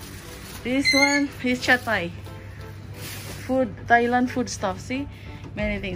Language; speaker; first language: English; non-native, learner; Indonesian